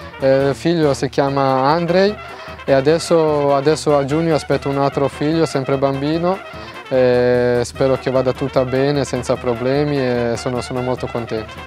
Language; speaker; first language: Italian; non-native, fluent; Serbian